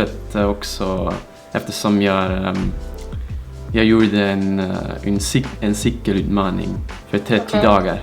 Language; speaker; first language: Swedish; non-native, learner; English